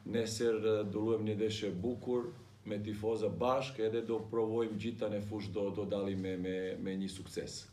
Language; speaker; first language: Albanian; non-native, learner; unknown